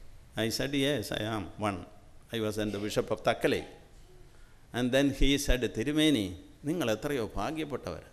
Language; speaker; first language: English; non-native, local second language; Malayalam